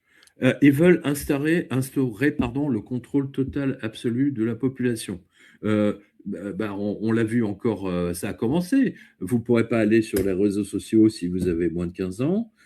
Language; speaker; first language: French; native; French